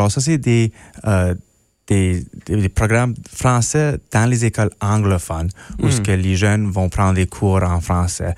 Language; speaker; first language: French; non-native, local second language; English